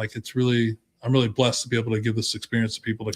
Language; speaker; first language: English; native; English